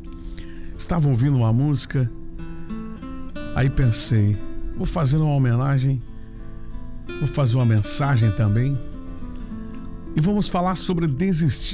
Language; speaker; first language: Portuguese; native; Portuguese